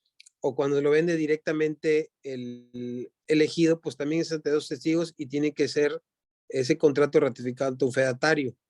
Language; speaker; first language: Spanish; native; Spanish